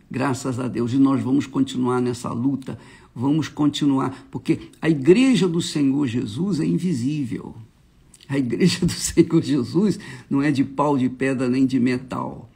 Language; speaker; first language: Portuguese; native; Portuguese